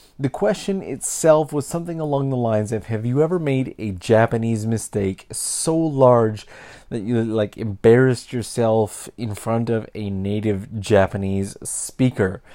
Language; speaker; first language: English; native; English